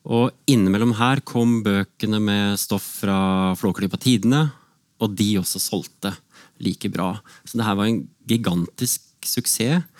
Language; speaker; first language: Norwegian; native; Norwegian